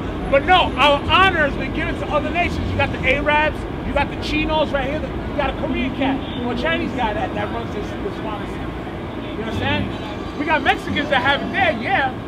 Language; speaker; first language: English; native; English